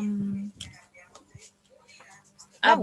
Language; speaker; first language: English; non-native, learner; Spanish